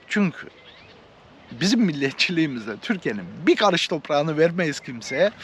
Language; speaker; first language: Turkish; early bilingual, heritage; Turkish